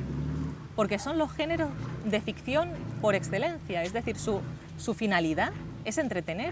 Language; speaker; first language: Spanish; native; Spanish